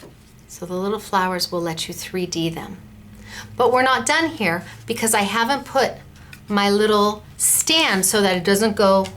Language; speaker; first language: English; native; English